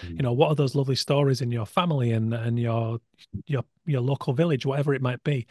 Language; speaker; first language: English; native; English